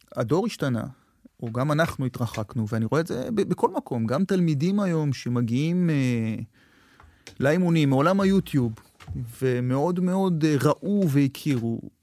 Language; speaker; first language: Hebrew; native; Hebrew